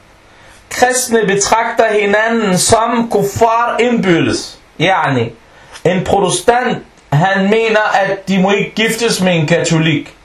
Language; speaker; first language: Danish; non-native, fluent; Arabic